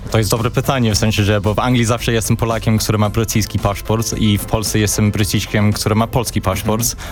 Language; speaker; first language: Polish; non-native, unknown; English